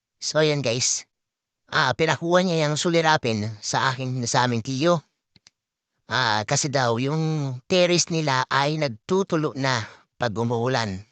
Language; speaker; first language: Filipino; native; Filipino